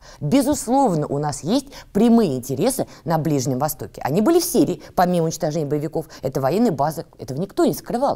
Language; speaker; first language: Russian; native; Russian